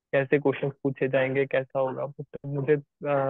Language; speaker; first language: Hindi; native; Hindi